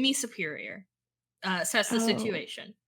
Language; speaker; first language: English; native; English